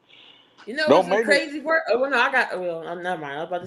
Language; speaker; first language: English; native; English